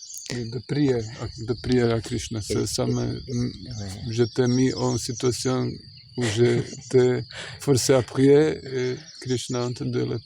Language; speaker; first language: French; non-native, fluent; Croatian